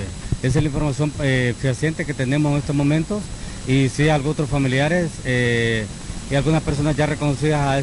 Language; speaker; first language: Spanish; native; Spanish